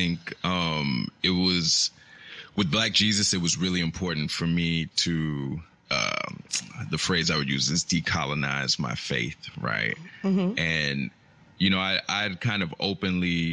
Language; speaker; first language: English; native; English